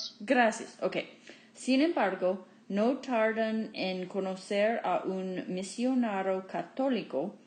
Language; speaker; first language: Spanish; non-native, fluent; English